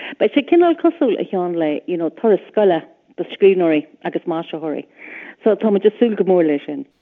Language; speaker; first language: Irish; non-native, local second language; English